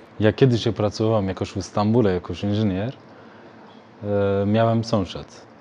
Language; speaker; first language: Polish; non-native, learner; Turkish